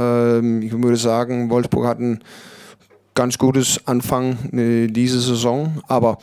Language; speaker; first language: German; non-native, learner; Danish